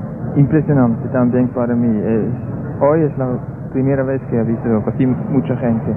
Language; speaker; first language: Spanish; non-native, learner; German